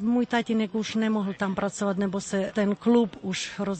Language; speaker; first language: Czech; non-native, fluent; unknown